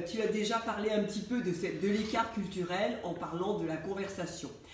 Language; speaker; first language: French; native; French